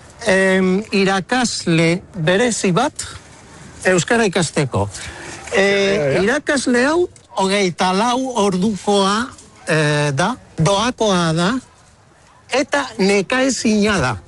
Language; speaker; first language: Basque; non-native, fluent; Spanish